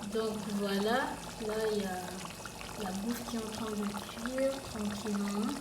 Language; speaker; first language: French; non-native, local second language; Lingala